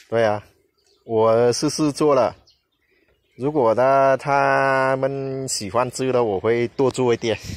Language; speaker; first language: Chinese; non-native, learner; Vietnamese